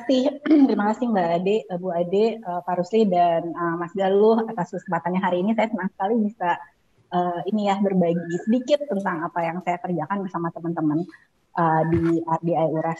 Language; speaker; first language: Indonesian; native; Indonesian